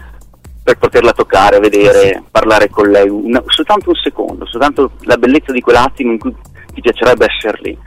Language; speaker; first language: Italian; native; Italian